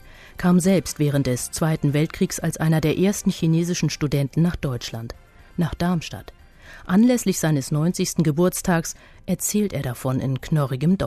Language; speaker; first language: German; native; German